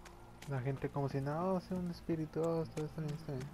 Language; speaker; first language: Spanish; early bilingual, heritage; Spanish